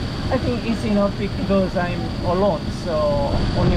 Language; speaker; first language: English; non-native, learner; Korean